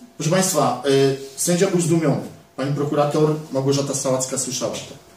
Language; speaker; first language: Polish; native; Polish